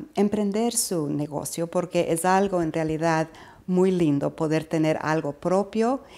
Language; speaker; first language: Spanish; early bilingual, heritage; Spanish